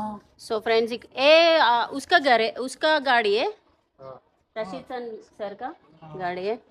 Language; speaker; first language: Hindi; non-native, local second language; Telugu